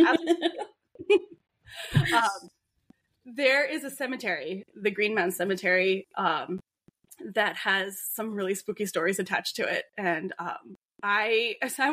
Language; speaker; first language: English; native; English